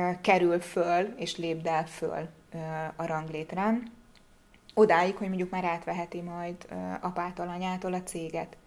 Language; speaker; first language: Hungarian; native; Hungarian